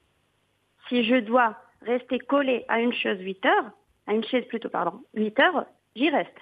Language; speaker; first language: French; non-native, local second language; Arabic